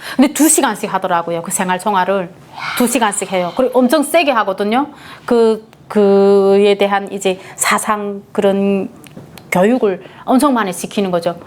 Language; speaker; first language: Korean; native; Korean